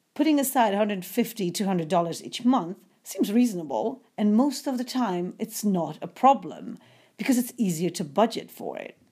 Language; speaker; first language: English; non-native, fluent; Polish